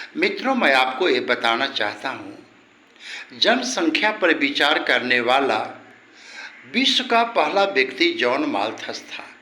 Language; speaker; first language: Hindi; native; Hindi